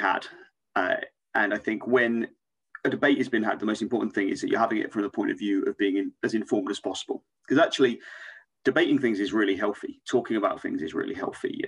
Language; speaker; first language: English; native; English